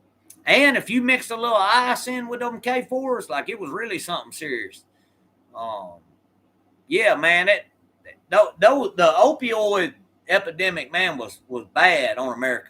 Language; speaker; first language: English; native; English